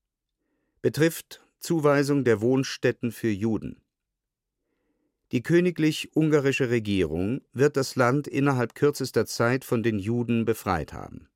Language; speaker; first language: German; native; German